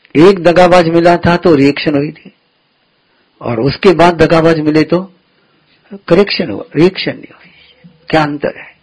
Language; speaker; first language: Hindi; non-native, local second language; Gujarati